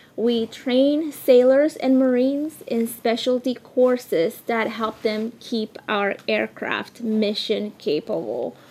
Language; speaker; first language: English; early bilingual, other home language; Spanish